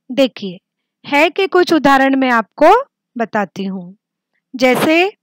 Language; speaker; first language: Hindi; non-native, local second language; Marathi